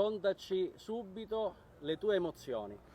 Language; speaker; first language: Italian; native; Italian